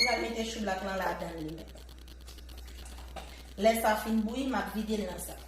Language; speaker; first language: French; non-native, learner; Haitian Creole